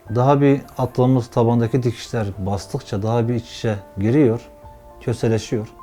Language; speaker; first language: Turkish; native; Turkish